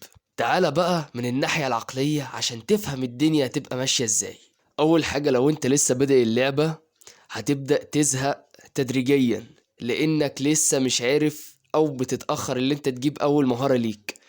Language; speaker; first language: Arabic; native; Arabic